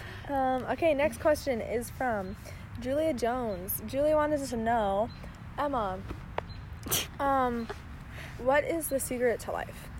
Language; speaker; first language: English; native; English